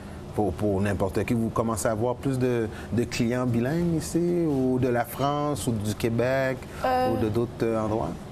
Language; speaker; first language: French; native; French